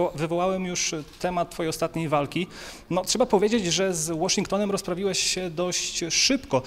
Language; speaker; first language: Polish; native; Polish